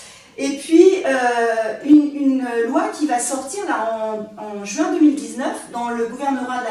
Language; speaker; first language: French; native; French